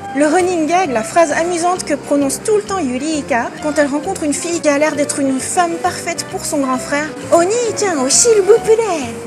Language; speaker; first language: French; native; French